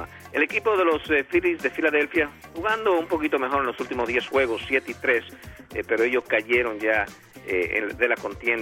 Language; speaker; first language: Spanish; native; Spanish